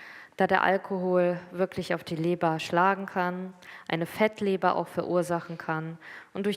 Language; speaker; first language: German; native; German